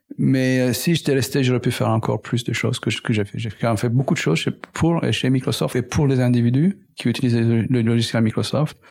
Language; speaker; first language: French; native; French